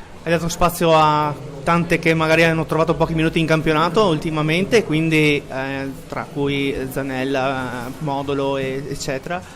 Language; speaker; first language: Italian; native; Italian